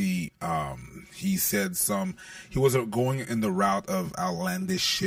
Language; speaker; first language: English; non-native, fluent; French